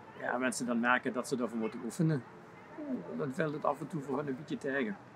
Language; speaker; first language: Dutch; native; Dutch